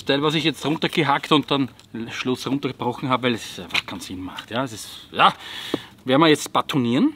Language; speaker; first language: German; native; German